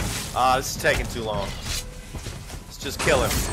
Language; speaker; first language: English; native; English